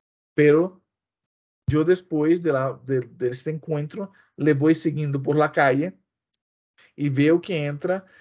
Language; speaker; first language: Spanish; non-native, fluent; Portuguese